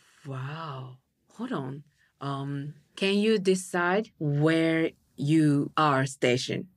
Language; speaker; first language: English; non-native, learner; Japanese